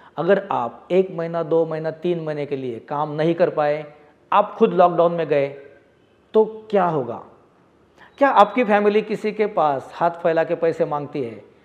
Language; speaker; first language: Hindi; non-native, local second language; Marathi